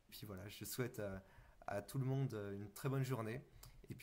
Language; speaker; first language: French; native; French